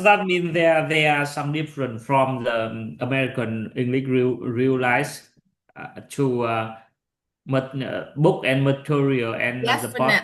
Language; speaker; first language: English; non-native, learner; Vietnamese